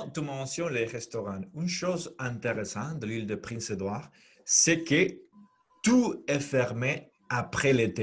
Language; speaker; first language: French; non-native, fluent; Spanish